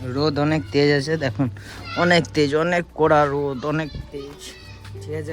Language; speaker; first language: Bangla; non-native, learner; Hindi